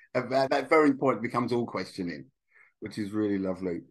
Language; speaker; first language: English; native; English